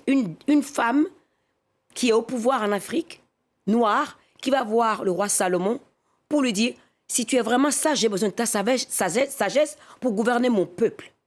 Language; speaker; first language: French; non-native, local second language; Fon